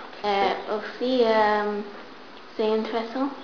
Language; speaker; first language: French; non-native, learner; English